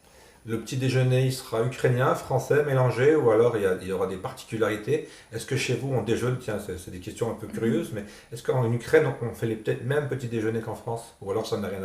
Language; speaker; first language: French; native; French